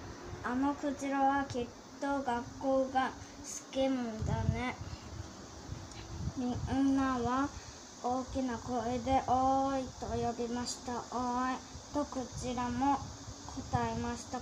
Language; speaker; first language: Japanese; early bilingual, heritage; Korean